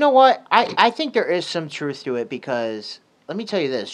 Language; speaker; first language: English; native; English